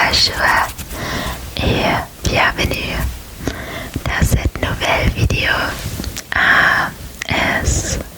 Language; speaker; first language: French; non-native, learner; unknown